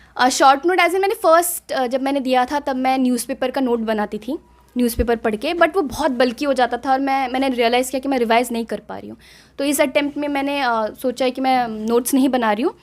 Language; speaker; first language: Hindi; non-native, local second language; Assamese